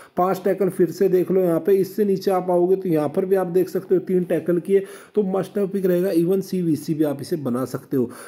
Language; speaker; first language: Hindi; native; Hindi